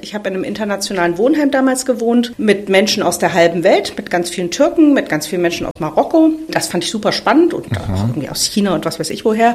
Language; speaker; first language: German; native; German